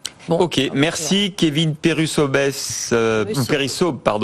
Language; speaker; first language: French; native; French